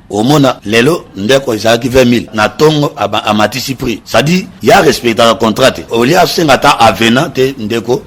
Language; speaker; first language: Lingala; native; Lingala